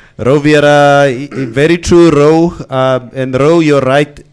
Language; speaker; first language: English; non-native, local second language; Afrikaans